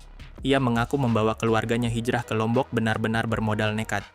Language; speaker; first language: Indonesian; native; Indonesian